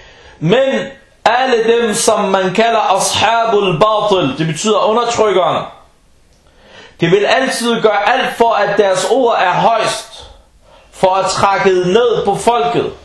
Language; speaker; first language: Danish; early bilingual, other home language; Urdu